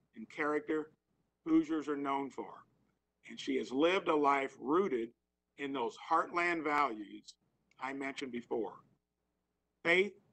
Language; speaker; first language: English; native; English